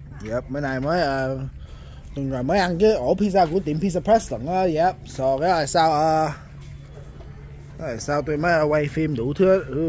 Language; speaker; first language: Vietnamese; early bilingual, heritage; Vietnamese